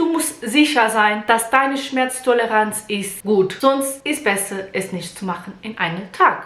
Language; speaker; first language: German; non-native, learner; Portuguese